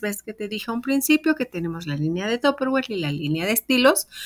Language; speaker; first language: Spanish; native; Spanish